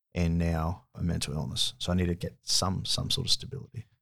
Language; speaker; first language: English; native; English